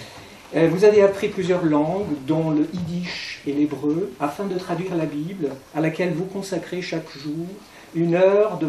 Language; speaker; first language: French; native; French